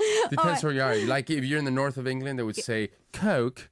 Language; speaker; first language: English; early bilingual, other home language; Spanish